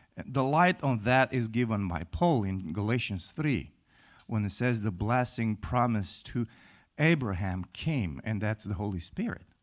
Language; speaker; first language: English; non-native, fluent; Romanian